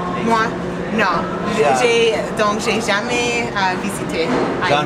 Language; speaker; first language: French; non-native, fluent; English